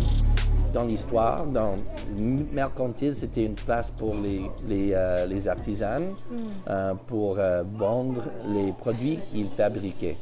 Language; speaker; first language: French; early bilingual, heritage; English